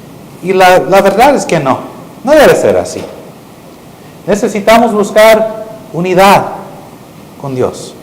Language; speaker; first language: Spanish; non-native, learner; English